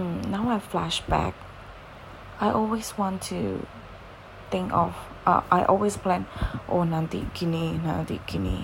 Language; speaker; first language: English; non-native, fluent; Indonesian